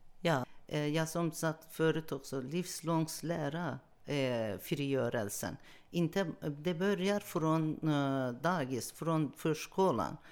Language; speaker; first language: Swedish; non-native, learner; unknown